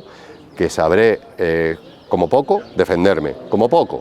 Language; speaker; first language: Spanish; native; Spanish